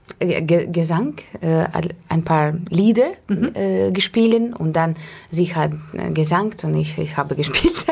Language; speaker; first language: German; non-native, learner; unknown